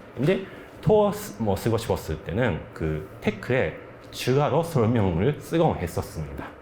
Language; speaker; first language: Korean; non-native, fluent; Japanese